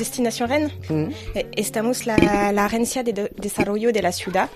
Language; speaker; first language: Spanish; non-native, fluent; French